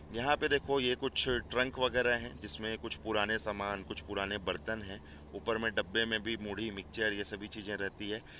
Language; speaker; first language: Hindi; non-native, local second language; Odia